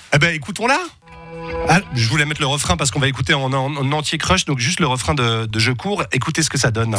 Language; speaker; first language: French; native; French